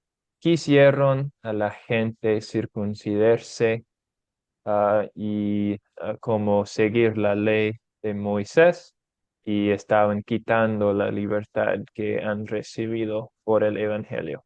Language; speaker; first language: Spanish; non-native, fluent; English